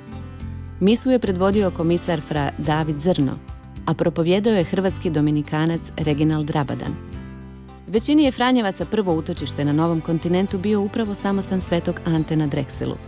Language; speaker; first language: Croatian; native; Croatian